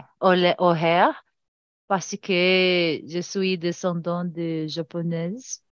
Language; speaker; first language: French; non-native, learner; Portuguese